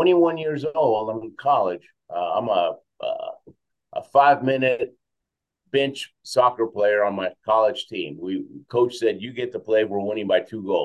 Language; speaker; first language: English; early bilingual, other home language; Spanish